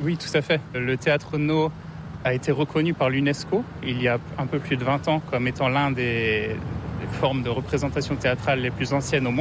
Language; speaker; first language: French; native; French